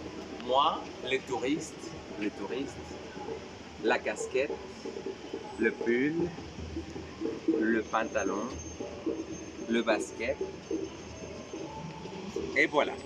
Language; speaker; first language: French; non-native, fluent; Spanish